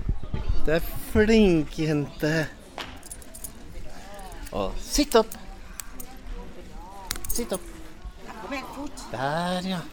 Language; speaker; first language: Norwegian; native; Norwegian